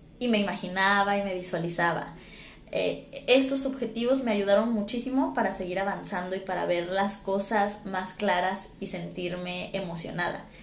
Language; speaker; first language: Spanish; native; Spanish